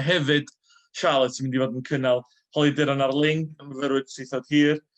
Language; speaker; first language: Welsh; native; Welsh